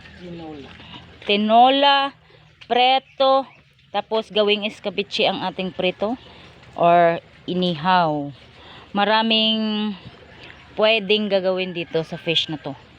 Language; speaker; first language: Filipino; non-native, local second language; Cebuano